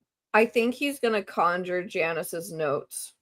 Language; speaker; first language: English; native; English